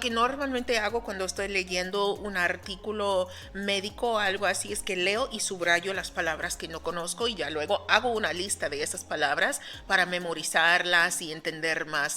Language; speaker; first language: Spanish; non-native, fluent; English